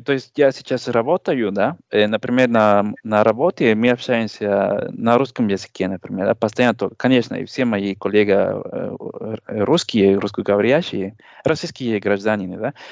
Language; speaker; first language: Russian; non-native, learner; Spanish